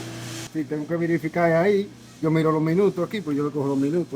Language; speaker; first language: Spanish; native; Spanish